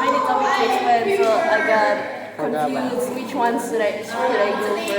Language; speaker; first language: English; non-native, learner; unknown